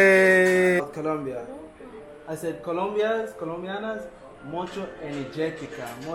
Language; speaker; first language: Spanish; non-native, learner; English